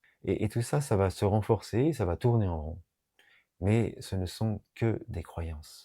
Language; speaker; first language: French; native; French